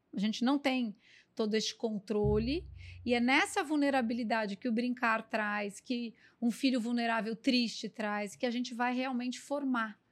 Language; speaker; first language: Portuguese; native; Portuguese